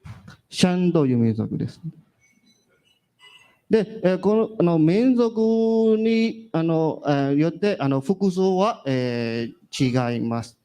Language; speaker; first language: Japanese; non-native, learner; Burmese